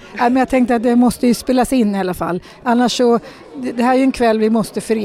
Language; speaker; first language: Swedish; native; Swedish